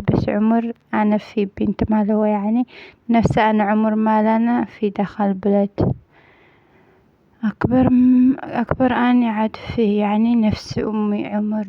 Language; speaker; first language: Arabic; non-native, learner; Amharic